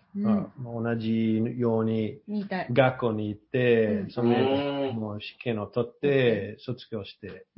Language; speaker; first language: Japanese; non-native, learner; English